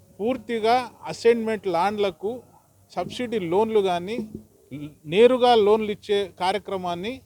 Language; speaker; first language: Telugu; non-native, local second language; Lambadi